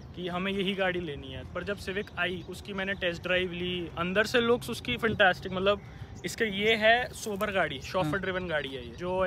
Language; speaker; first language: Hindi; native; Hindi